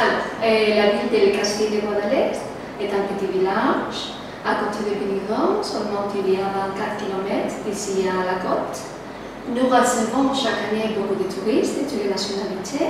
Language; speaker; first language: French; non-native, learner; Spanish